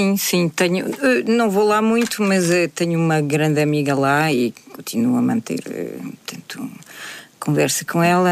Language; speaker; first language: Portuguese; native; Portuguese